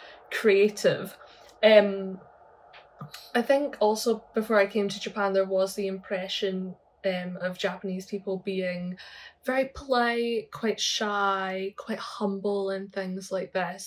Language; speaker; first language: English; native; English